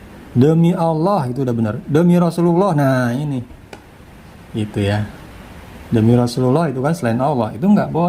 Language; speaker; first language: Indonesian; native; Indonesian